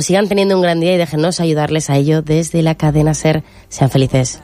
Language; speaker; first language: Spanish; native; Spanish